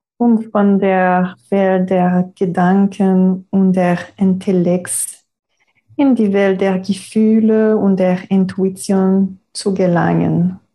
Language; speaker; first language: German; non-native, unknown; French